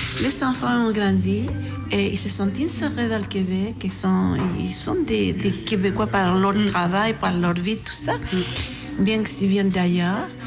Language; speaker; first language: French; non-native, fluent; Spanish